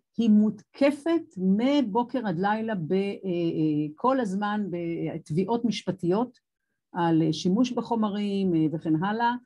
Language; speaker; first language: Hebrew; native; Hebrew